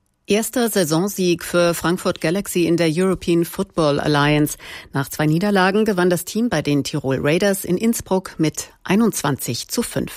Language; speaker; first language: German; native; German